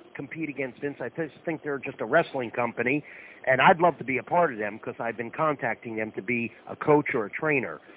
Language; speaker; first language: English; native; English